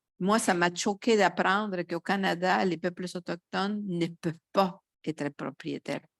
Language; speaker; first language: French; non-native, fluent; Spanish